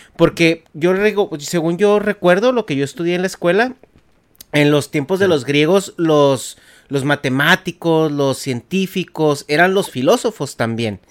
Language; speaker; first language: Spanish; native; Spanish